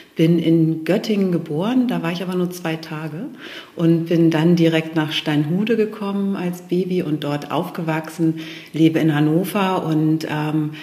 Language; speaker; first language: German; native; German